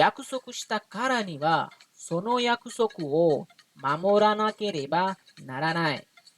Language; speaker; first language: Japanese; non-native, fluent; Marathi